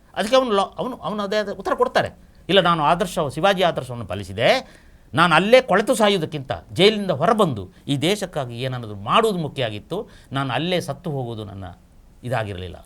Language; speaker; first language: Kannada; non-native, local second language; Kodava